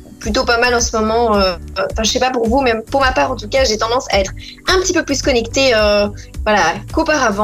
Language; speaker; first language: French; native; French